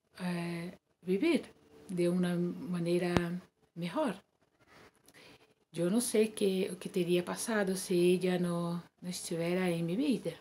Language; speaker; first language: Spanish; non-native, learner; Portuguese